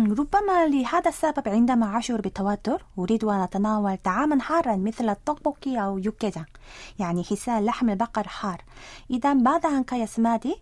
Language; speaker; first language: Arabic; non-native, fluent; Korean